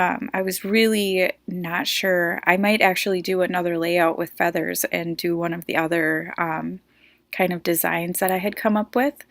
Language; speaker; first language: English; native; English